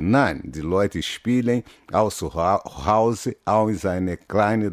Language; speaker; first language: German; non-native, fluent; Portuguese